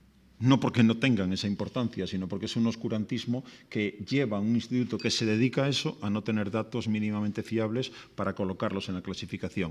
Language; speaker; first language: Spanish; native; Spanish